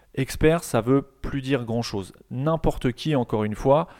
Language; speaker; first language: French; native; French